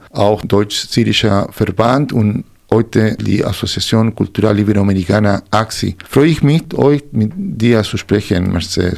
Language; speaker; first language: German; non-native, fluent; Spanish